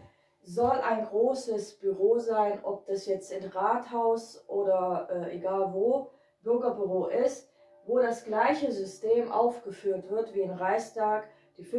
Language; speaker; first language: German; non-native, fluent; Hungarian